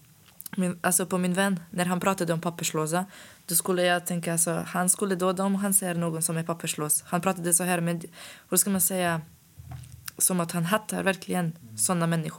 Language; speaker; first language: Swedish; non-native, fluent; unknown